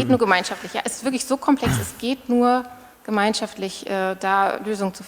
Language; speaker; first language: German; native; German